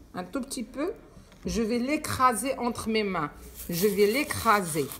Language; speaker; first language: French; non-native, local second language; Arabic